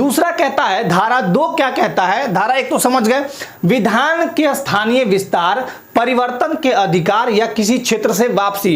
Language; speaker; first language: Hindi; native; Hindi